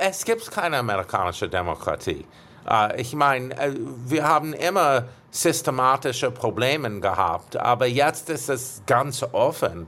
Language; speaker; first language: German; non-native, fluent; English